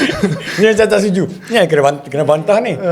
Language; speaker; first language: Malay; native; Malay